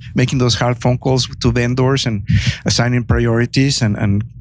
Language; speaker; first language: English; non-native, fluent; Spanish